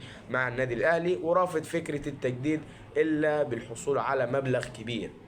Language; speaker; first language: Arabic; native; Arabic